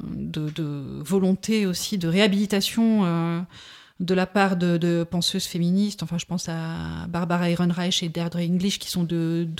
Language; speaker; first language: French; native; French